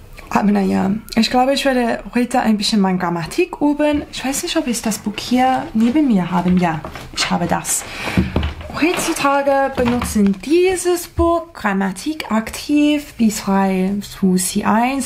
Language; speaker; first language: German; non-native, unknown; English